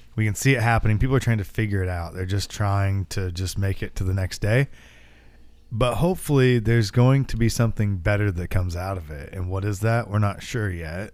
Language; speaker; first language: English; native; English